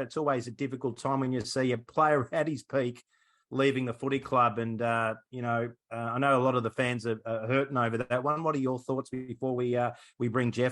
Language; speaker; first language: English; native; English